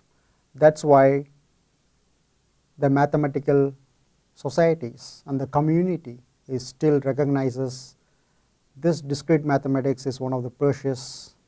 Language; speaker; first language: English; non-native, fluent; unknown